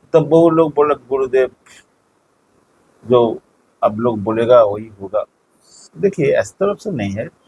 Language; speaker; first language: Hindi; non-native, local second language; Bangla